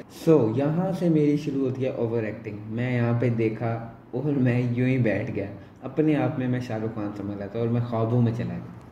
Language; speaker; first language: Urdu; native; Urdu